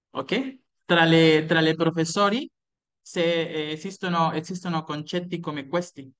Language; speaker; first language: Italian; non-native, fluent; Spanish